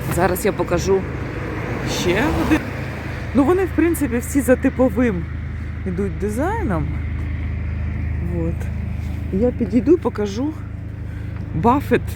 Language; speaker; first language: Ukrainian; native; Ukrainian